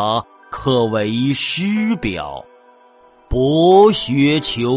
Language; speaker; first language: Chinese; native; Chinese